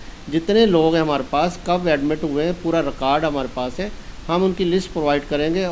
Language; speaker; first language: Urdu; native; Urdu